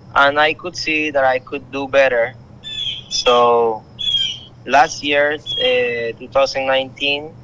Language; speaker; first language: English; non-native, learner; Spanish